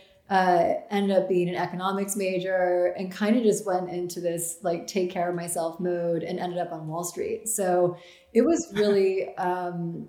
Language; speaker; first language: English; native; English